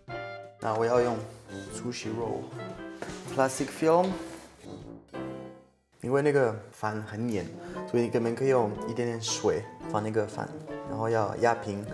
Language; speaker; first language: Chinese; non-native, fluent; French